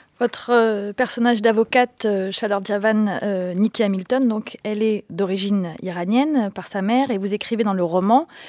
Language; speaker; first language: French; native; French